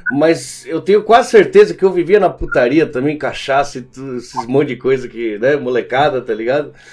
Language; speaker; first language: Portuguese; early bilingual, other home language; Spanish